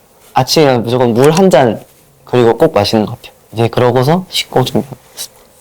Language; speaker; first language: Korean; non-native, fluent; Japanese